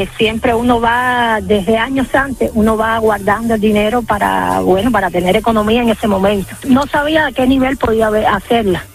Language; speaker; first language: Spanish; native; Spanish